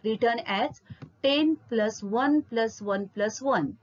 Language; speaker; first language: English; non-native, local second language; Marathi